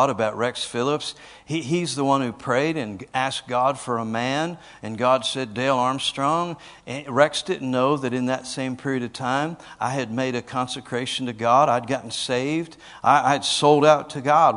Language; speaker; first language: English; native; English